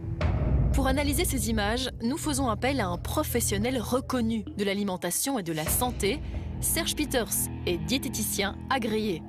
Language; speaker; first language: French; native; French